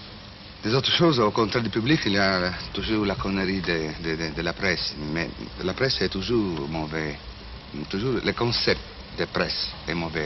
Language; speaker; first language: French; non-native, fluent; Italian